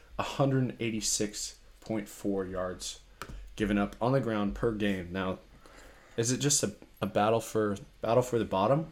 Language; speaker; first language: English; native; English